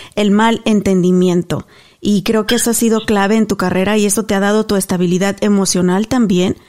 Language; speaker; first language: Spanish; native; Spanish